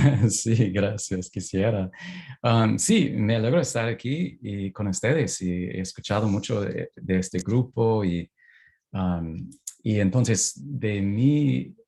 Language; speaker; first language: Spanish; non-native, fluent; English